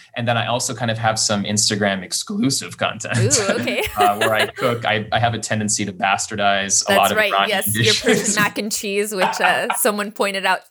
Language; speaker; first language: English; early bilingual, other home language; Persian